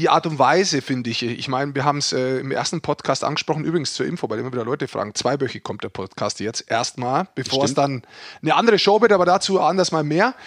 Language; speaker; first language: German; native; German